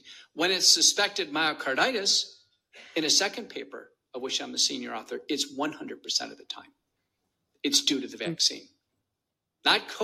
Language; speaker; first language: English; native; English